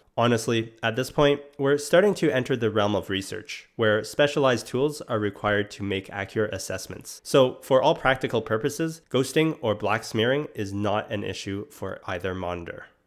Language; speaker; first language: English; native; English